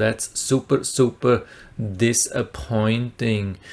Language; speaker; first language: English; non-native, fluent; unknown